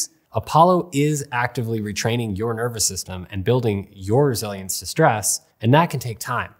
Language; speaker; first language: English; native; English